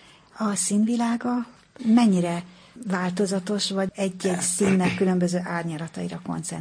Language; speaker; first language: Hungarian; native; Hungarian